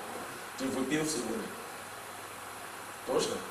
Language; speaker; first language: Russian; non-native, learner; English